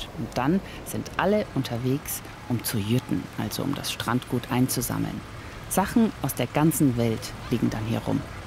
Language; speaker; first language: German; native; German